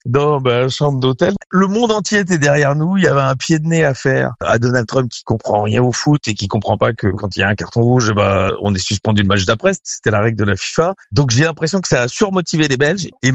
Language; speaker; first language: French; native; French